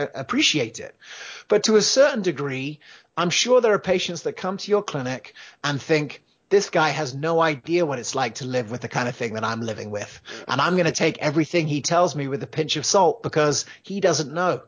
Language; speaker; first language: English; native; English